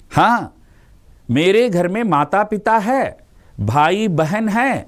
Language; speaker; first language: Hindi; non-native, local second language; Telugu